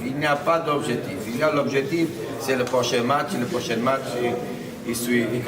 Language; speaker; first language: French; non-native, fluent; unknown